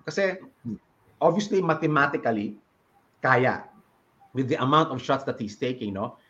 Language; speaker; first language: English; non-native, local second language; Filipino